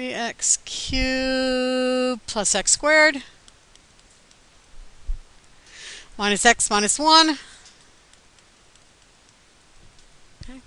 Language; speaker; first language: English; native; English